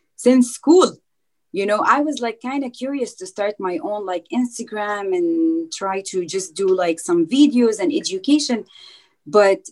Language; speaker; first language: English; non-native, fluent; Arabic